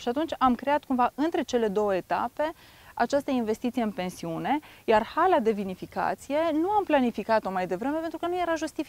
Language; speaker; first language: Romanian; native; Romanian